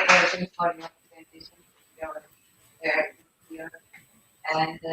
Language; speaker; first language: English; non-native, fluent; Portuguese